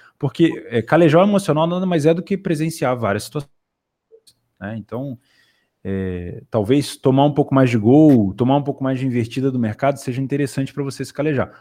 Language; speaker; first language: Portuguese; native; Portuguese